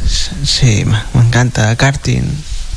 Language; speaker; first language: Catalan; non-native, local second language; Spanish